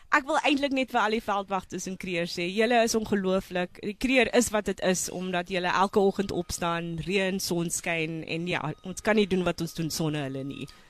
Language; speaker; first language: Afrikaans; non-native, local second language; English